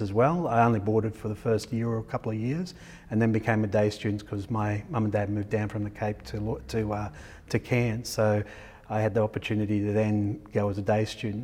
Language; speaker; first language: English; native; English